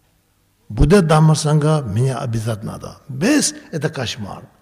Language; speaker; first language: Russian; non-native, learner; Tibetan